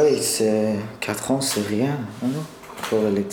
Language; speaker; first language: French; non-native, learner; Persian